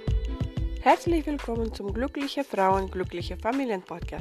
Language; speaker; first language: German; non-native, fluent; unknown